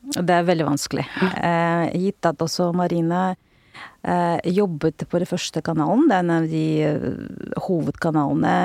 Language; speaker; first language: Norwegian; non-native, fluent; Russian